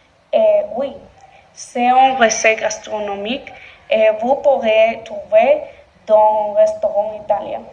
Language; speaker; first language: French; non-native, learner; Spanish